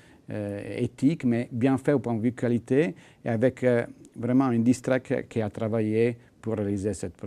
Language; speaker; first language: French; non-native, fluent; Italian